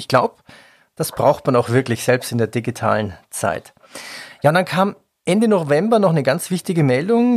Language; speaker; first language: German; native; German